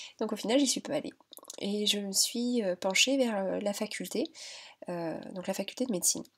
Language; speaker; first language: French; native; French